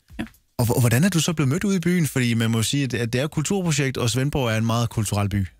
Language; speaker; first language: Danish; native; Danish